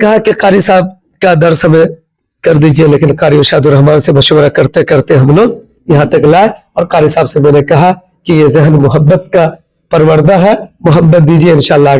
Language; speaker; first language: Urdu; native; Urdu